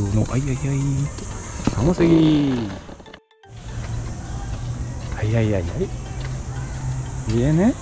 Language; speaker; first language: Spanish; non-native, learner; Japanese